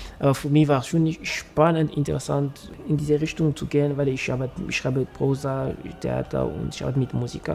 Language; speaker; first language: German; non-native, fluent; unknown